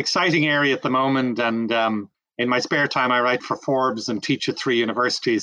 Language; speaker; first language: English; native; English